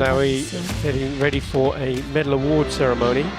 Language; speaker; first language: English; native; English